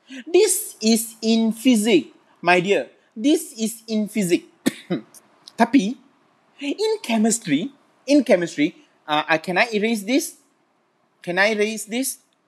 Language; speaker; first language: English; non-native, local second language; Malay